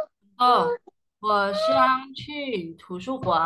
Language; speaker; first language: Chinese; non-native, fluent; Indonesian